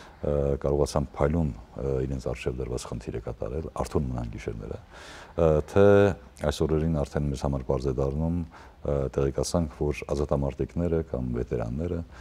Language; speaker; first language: Armenian; native; Armenian